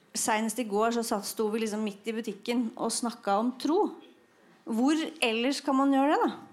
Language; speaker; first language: Norwegian; native; Norwegian